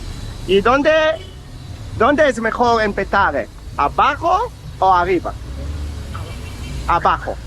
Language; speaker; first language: Spanish; non-native, learner; English